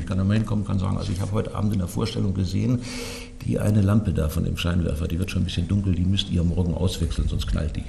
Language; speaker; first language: German; native; German